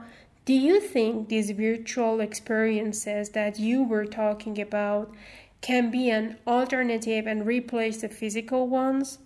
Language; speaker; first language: English; non-native, fluent; Persian